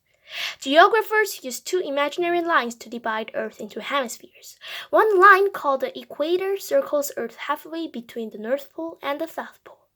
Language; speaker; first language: English; non-native, fluent; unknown